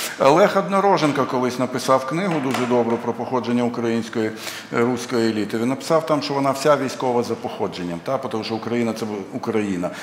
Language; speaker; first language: Ukrainian; non-native, local second language; Russian